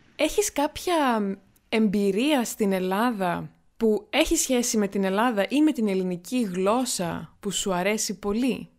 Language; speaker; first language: Greek; native; Greek